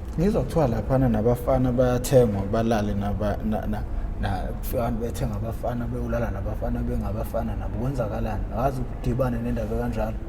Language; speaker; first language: Zulu; native; Zulu